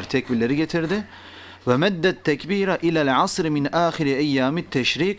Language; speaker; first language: Turkish; native; Turkish